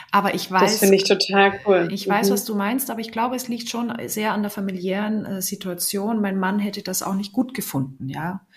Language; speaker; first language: German; native; German